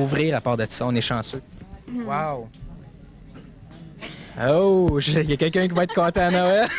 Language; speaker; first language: French; native; French